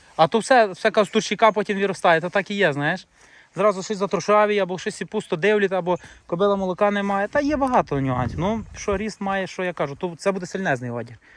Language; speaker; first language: Ukrainian; native; Ukrainian